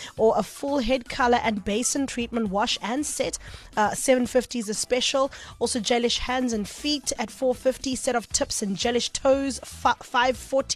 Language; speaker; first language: English; native; English